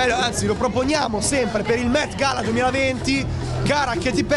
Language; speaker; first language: Italian; native; Italian